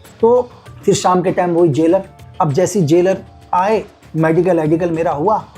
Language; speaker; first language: Hindi; native; Hindi